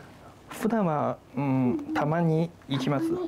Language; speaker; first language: Japanese; non-native, learner; Chinese